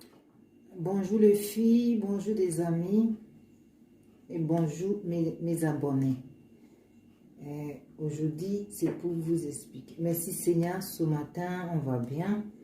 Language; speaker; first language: French; non-native, learner; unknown